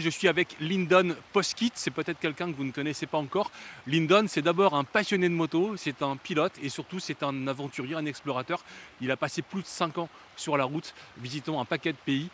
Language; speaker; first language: French; native; French